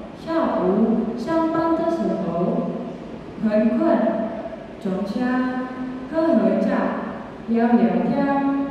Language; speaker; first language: Chinese; non-native, learner; Indonesian